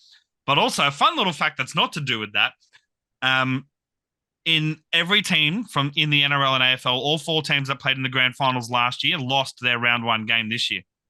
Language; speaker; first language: English; native; English